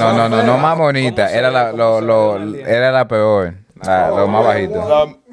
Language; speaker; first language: Spanish; early bilingual, heritage; Spanish